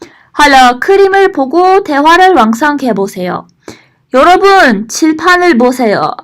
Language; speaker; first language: Korean; non-native, fluent; Persian